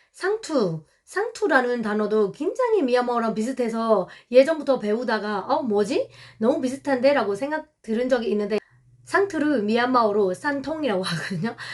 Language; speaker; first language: Korean; non-native, fluent; Burmese